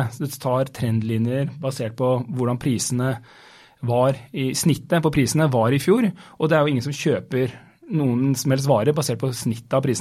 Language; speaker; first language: Norwegian; native; Norwegian